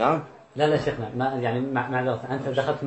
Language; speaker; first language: Arabic; native; Arabic